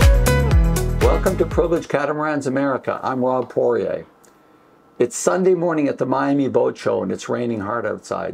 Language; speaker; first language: English; native; English